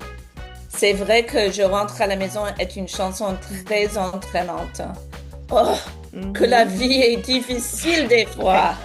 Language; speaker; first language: French; non-native, fluent; English